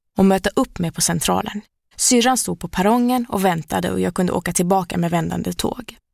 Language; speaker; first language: Swedish; early bilingual, other home language; Persian